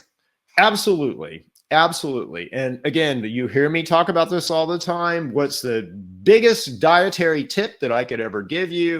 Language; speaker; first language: English; native; English